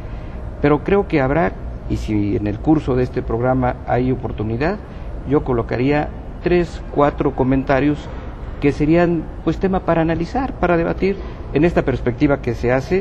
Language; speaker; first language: Spanish; native; Spanish